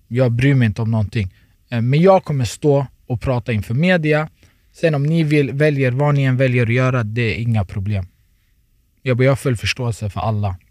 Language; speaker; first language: Swedish; early bilingual, other home language; Turoyo